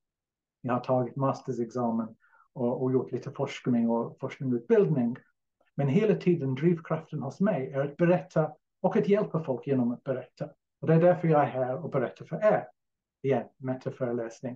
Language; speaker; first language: Swedish; non-native, fluent; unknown